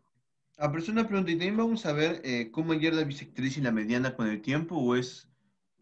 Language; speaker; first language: Spanish; native; Spanish